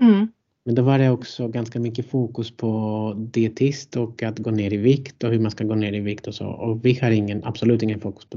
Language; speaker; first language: Swedish; non-native, fluent; Greek